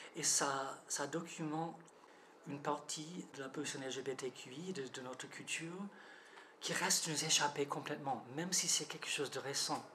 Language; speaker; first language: French; non-native, fluent; English